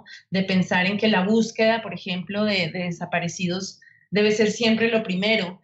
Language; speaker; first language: Spanish; native; Spanish